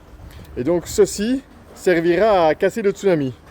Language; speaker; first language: French; native; French